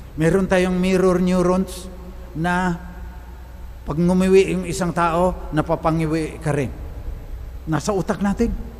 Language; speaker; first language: Filipino; non-native, local second language; Cebuano